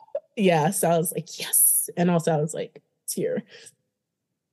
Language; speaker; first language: English; early bilingual, other home language; Haitian Creole